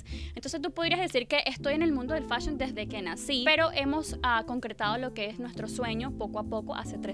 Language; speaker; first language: Spanish; native; Spanish